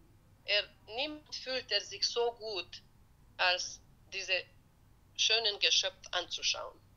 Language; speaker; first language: German; non-native, fluent; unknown